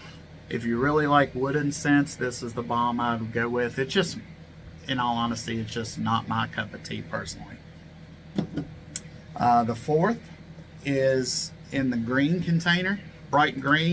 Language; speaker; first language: English; native; English